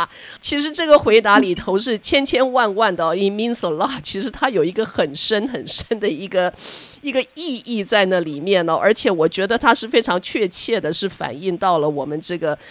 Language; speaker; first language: Chinese; native; Chinese